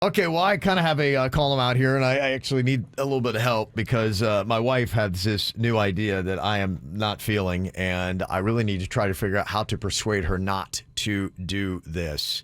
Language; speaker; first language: English; native; English